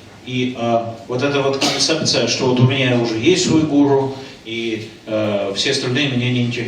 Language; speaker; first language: Russian; native; Russian